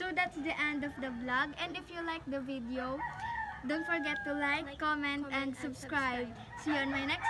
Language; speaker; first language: English; non-native, local second language; Filipino